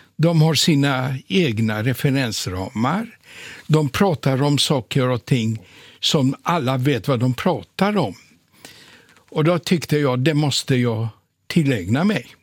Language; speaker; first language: Swedish; non-native, fluent; Polish